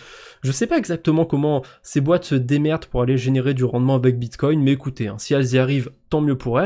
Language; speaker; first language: French; native; French